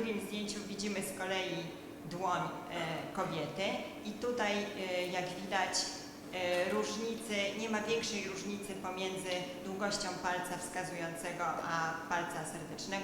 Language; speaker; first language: Polish; native; Polish